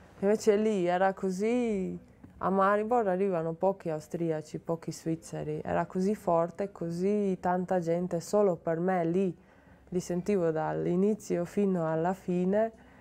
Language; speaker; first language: Italian; non-native, learner; Slovenian